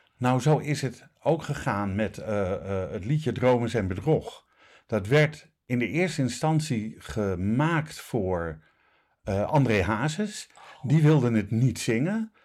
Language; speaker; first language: Dutch; native; Dutch